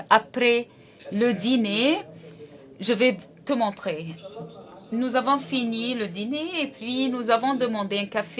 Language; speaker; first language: French; non-native, local second language; Arabic